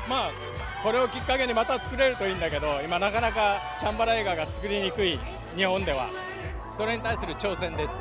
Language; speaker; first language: Japanese; native; Japanese